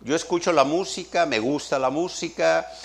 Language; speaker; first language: Spanish; native; Spanish